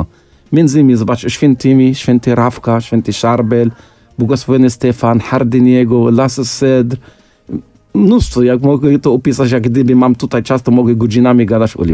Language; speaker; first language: Polish; non-native, fluent; Arabic